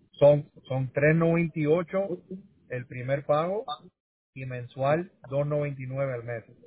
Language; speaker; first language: Spanish; native; Spanish